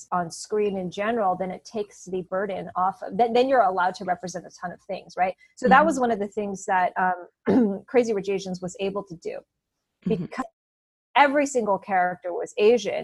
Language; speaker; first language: English; native; English